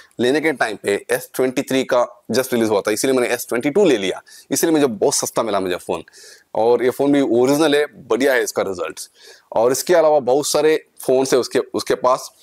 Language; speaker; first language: Hindi; non-native, local second language; Kannada